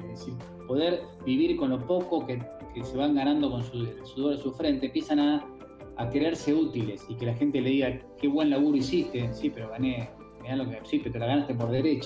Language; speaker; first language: Spanish; native; Spanish